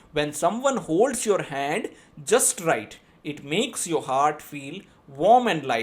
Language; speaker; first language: English; non-native, local second language; Gujarati